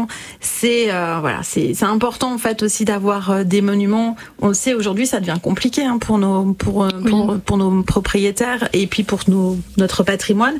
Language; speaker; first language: French; native; French